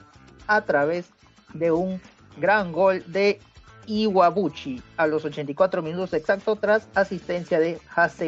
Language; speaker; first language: Spanish; native; Spanish